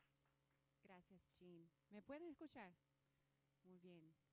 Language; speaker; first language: Spanish; non-native, fluent; English